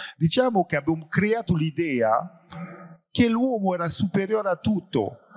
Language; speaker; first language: Italian; non-native, fluent; French